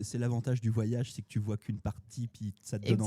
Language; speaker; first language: French; native; French